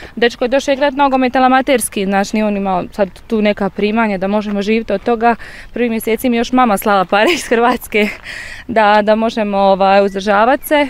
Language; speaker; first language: Croatian; native; Croatian